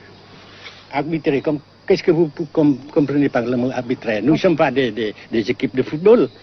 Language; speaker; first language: French; non-native, fluent; Vietnamese